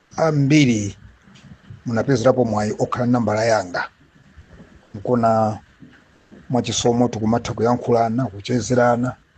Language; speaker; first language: Nyanja; native; Nyanja